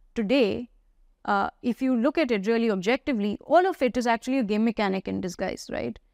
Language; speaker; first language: English; non-native, local second language; Hindi